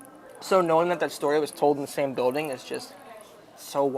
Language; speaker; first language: English; native; English